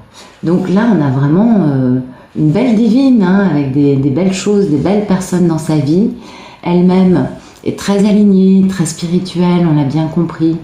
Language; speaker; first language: French; native; French